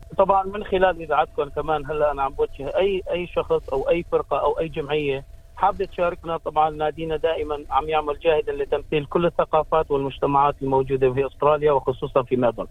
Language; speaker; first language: Arabic; native; Arabic